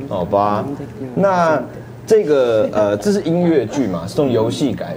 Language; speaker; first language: Chinese; native; Chinese